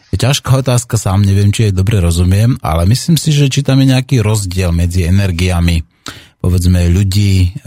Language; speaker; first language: Slovak; native; Slovak